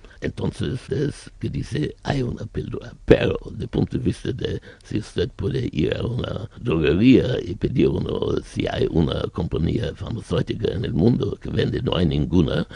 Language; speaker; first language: Spanish; non-native, learner; German